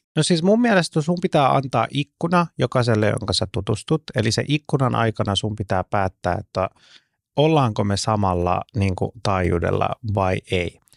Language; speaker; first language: Finnish; early bilingual, other home language; Persian